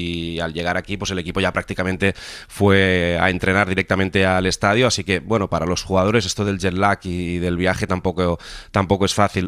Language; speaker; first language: Spanish; native; Spanish